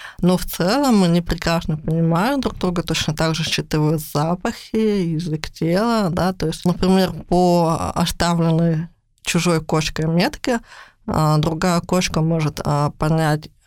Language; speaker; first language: Russian; native; Russian